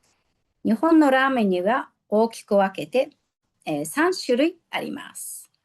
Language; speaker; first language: Japanese; non-native, fluent; Mongolian